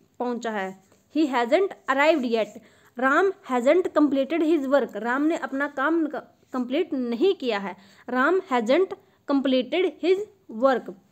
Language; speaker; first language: Hindi; native; Hindi